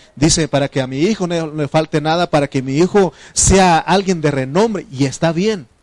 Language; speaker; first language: Spanish; non-native, local second language; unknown